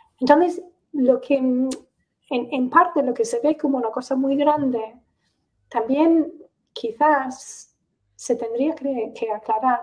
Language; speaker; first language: Spanish; non-native, fluent; English